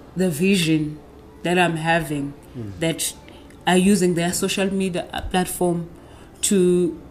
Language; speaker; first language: English; non-native, local second language; Zulu